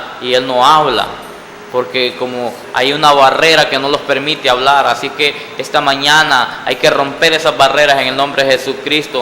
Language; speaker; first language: Spanish; native; Spanish